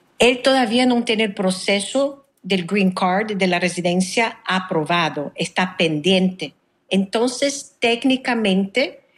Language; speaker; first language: Spanish; non-native, fluent; Portuguese